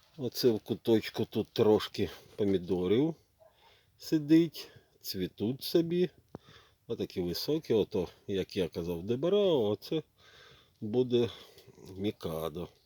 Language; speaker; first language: Ukrainian; native; Ukrainian